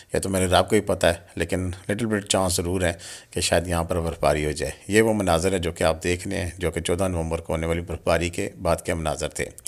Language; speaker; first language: Urdu; non-native, local second language; Pahari-Potwari